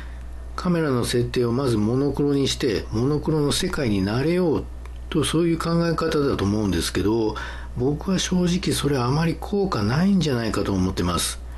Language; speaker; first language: Japanese; native; Japanese